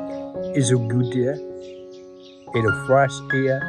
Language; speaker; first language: English; non-native, learner; Khmer